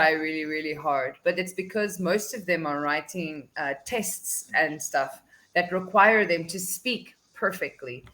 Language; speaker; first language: English; non-native, fluent; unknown